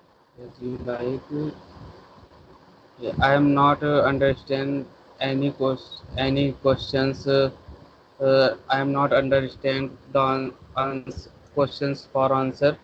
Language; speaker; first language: English; non-native, learner; Hindi